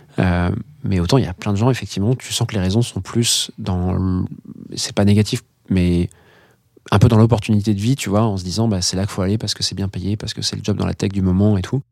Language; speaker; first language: French; native; French